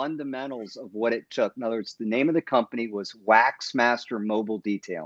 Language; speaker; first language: English; native; English